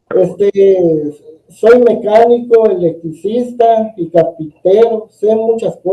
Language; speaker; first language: Spanish; native; Spanish